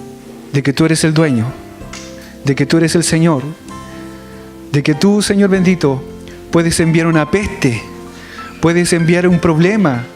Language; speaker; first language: Spanish; native; Spanish